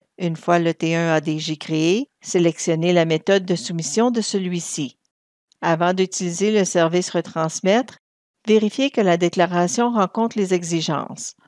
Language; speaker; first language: French; native; French